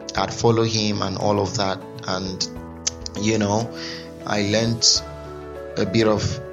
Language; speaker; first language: English; non-native, local second language; Igbo